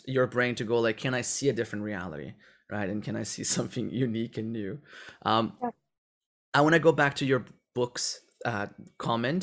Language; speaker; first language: English; non-native, fluent; Portuguese